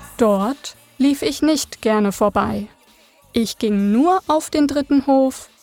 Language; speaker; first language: German; native; German